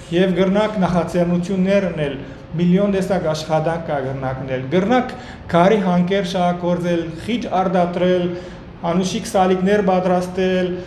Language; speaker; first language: Armenian; early bilingual, heritage; Armenian